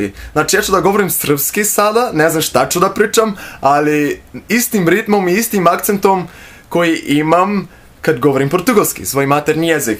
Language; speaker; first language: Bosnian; non-native, fluent; Portuguese